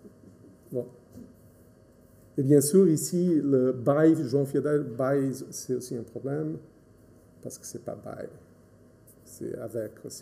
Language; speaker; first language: French; non-native, fluent; Portuguese